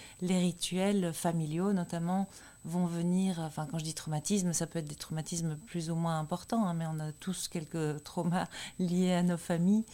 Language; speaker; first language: French; native; French